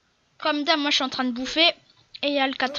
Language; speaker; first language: French; native; French